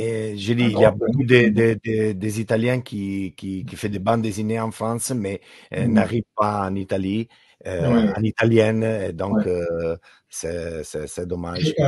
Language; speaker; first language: French; non-native, learner; Italian